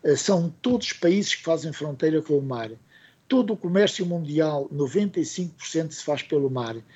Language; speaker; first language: Portuguese; native; Portuguese